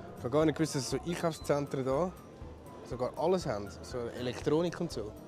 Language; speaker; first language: German; native; German